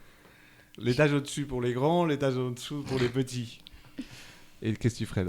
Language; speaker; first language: French; native; French